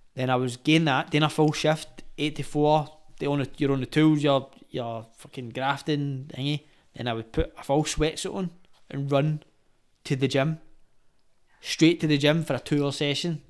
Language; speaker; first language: English; native; English